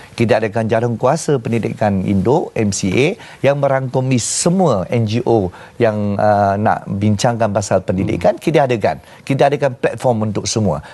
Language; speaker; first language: Malay; non-native, local second language; Chinese